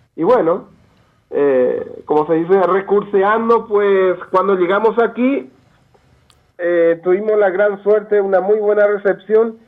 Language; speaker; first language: Spanish; native; Spanish